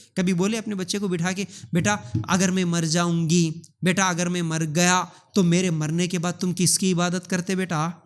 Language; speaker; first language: Urdu; native; Urdu